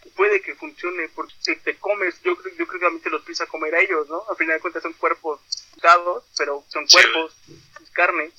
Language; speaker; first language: Spanish; native; Spanish